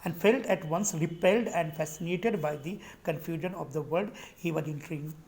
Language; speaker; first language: English; non-native, local second language; Hindi